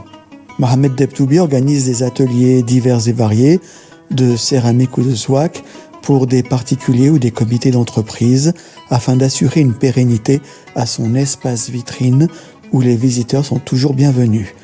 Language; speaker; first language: French; native; French